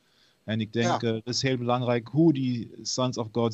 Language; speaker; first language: Dutch; non-native, learner; German